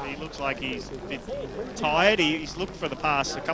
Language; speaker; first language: English; native; English